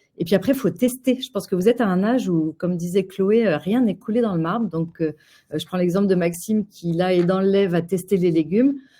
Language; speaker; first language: French; native; French